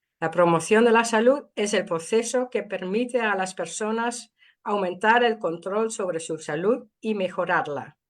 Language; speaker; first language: Spanish; non-native, fluent; Dutch